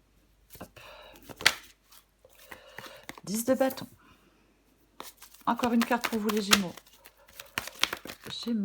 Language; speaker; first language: French; native; French